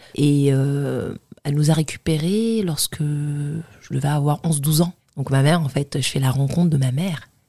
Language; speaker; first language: French; non-native, local second language; Arabic